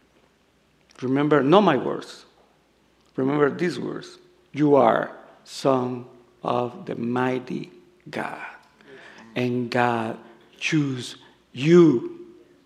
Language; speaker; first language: English; non-native, learner; Spanish